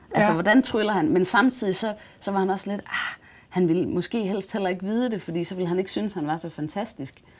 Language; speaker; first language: Danish; native; Danish